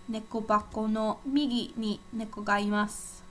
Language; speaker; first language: Japanese; non-native, fluent; English